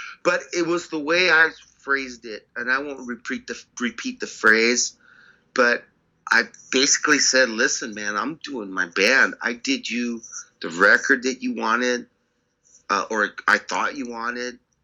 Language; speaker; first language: English; native; English